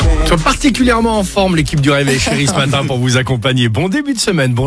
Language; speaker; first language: French; native; French